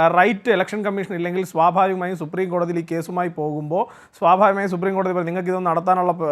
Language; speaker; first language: Malayalam; native; Malayalam